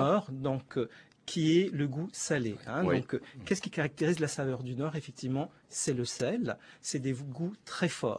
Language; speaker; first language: French; native; French